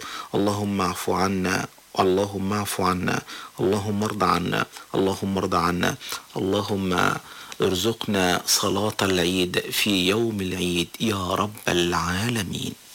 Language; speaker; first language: Arabic; native; Arabic